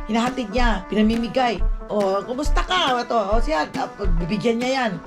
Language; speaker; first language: Filipino; non-native, local second language; Aklanon